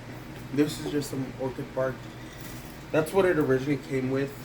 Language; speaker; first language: English; native; English